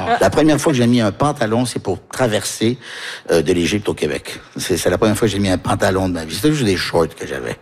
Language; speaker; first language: French; early bilingual, heritage; French